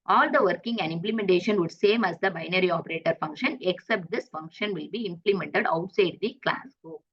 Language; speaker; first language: English; non-native, local second language; Tamil